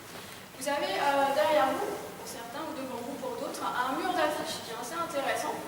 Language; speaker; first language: French; native; French